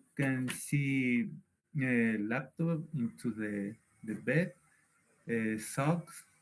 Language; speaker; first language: English; non-native, learner; Spanish